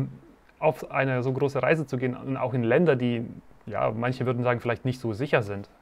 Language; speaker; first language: German; native; German